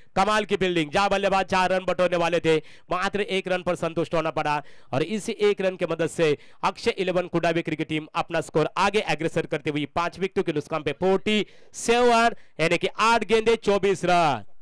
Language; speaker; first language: Hindi; non-native, local second language; Marathi